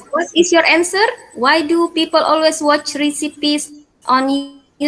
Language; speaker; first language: English; non-native, fluent; Indonesian